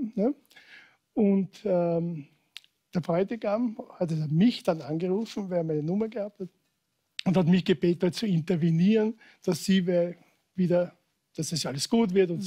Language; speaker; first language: German; native; German